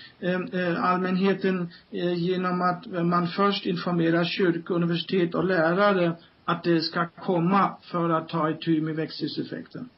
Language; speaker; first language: Swedish; non-native, fluent; German